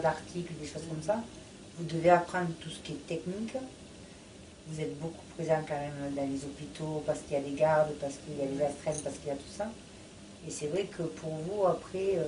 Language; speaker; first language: French; native; French